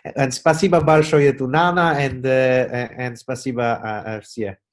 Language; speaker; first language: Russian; non-native, learner; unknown